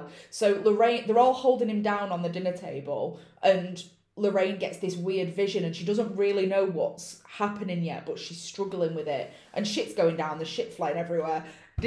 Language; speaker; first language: English; native; English